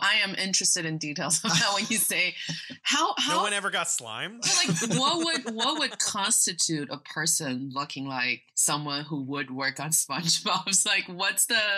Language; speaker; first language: English; non-native, fluent; Chinese